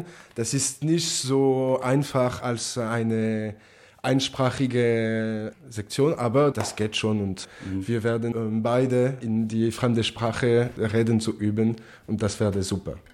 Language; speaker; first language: German; non-native, local second language; French